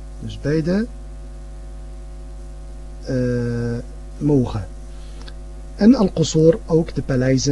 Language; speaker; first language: Dutch; early bilingual, other home language; Arabic